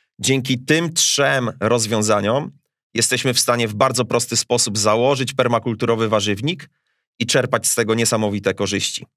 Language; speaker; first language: Polish; native; Polish